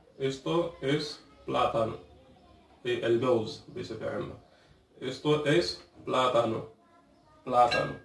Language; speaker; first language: Spanish; non-native, fluent; Arabic